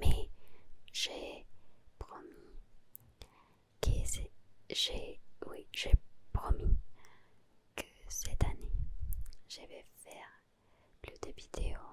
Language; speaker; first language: French; non-native, learner; Spanish